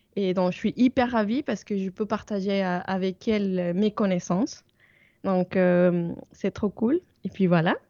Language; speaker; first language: French; non-native, fluent; Spanish